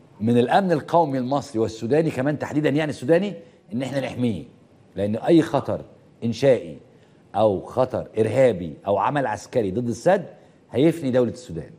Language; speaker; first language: Arabic; native; Arabic